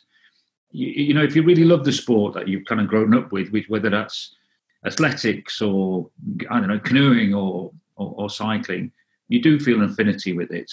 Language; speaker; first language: English; non-native, local second language; Welsh